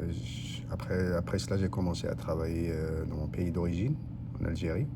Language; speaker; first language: French; non-native, local second language; Arabic